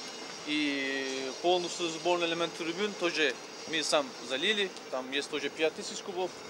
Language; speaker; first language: Russian; non-native, learner; Turkish